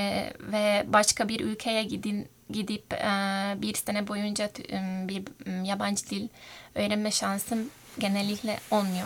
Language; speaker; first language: Turkish; non-native, fluent; Hungarian